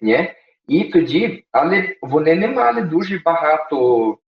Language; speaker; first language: Ukrainian; early bilingual, heritage; Portuguese